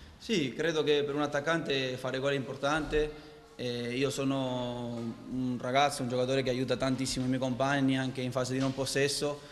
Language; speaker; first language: Italian; non-native, fluent; Spanish